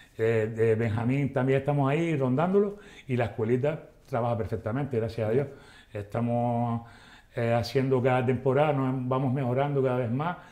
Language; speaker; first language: Spanish; native; Spanish